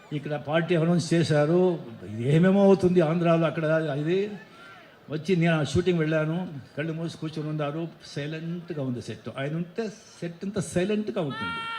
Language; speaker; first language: Telugu; non-native, fluent; Marathi